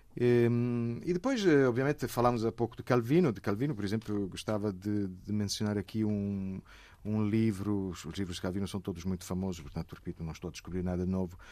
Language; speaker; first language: Portuguese; non-native, fluent; Italian